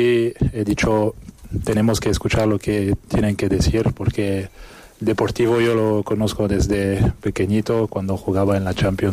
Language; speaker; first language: Spanish; non-native, fluent; French